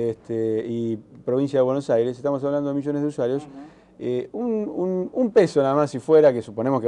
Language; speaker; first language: Spanish; native; Spanish